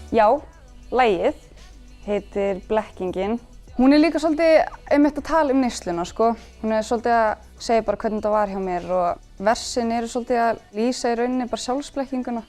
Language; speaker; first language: Icelandic; early bilingual, other home language; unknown